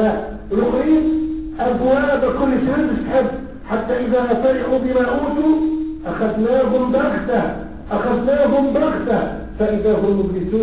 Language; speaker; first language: Arabic; native; Arabic